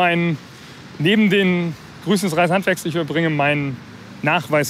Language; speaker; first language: German; native; German